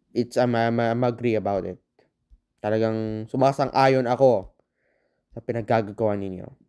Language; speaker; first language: Filipino; non-native, local second language; Iloko